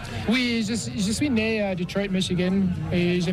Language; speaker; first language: French; non-native, fluent; English